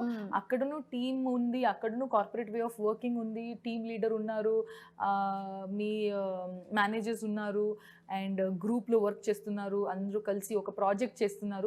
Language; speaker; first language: Telugu; non-native, local second language; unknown